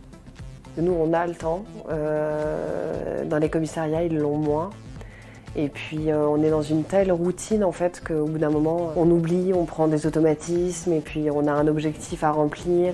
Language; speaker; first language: French; native; French